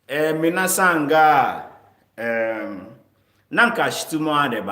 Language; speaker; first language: Japanese; non-native, learner; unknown